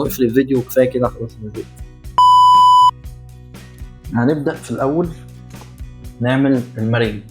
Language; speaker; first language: Arabic; native; Arabic